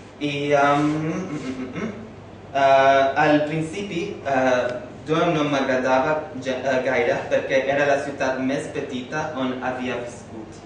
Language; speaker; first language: Catalan; non-native, fluent; English